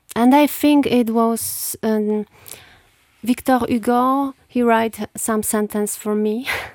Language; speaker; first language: English; non-native, fluent; Polish